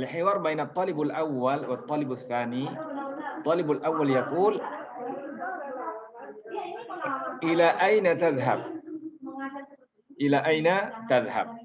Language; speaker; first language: Arabic; non-native, fluent; Indonesian